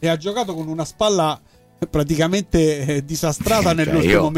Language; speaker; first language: Italian; native; Italian